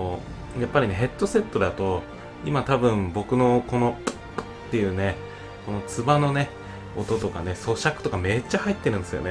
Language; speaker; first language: Japanese; native; Japanese